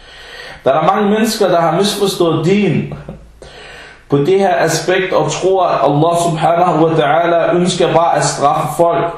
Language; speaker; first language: Danish; early bilingual, other home language; Arabic